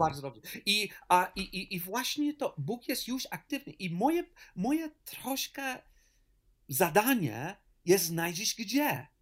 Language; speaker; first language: Polish; non-native, learner; English